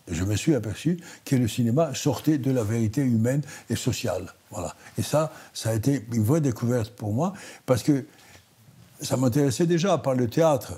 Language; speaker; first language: French; non-native, fluent; Greek